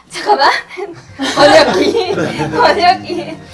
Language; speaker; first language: Korean; native; Korean